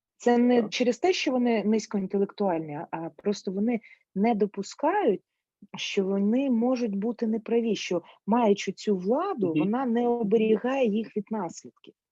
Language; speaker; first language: Ukrainian; non-native, local second language; Russian